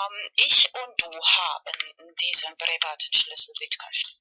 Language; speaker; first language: German; non-native, learner; Spanish